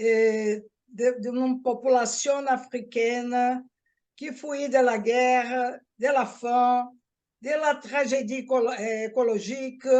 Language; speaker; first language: French; non-native, learner; Portuguese